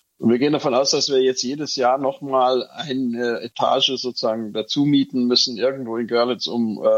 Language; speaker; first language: German; native; German